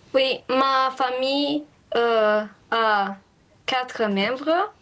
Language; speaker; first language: French; non-native, learner; Romanian